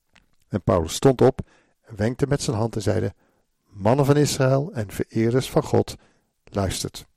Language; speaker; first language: Dutch; native; Dutch